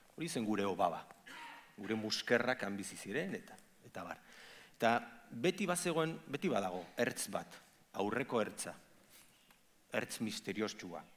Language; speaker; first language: Basque; non-native, local second language; Spanish